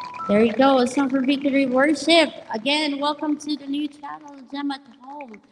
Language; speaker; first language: English; non-native, local second language; Filipino